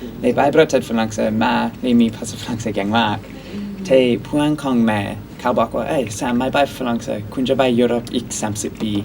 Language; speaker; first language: Thai; non-native, learner; English